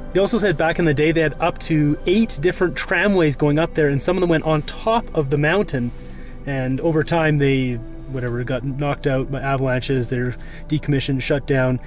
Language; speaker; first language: English; native; English